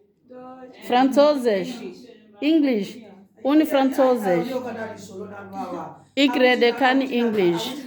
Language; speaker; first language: German; non-native, learner; Lingala